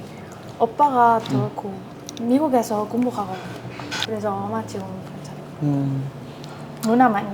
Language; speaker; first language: Korean; non-native, learner; Spanish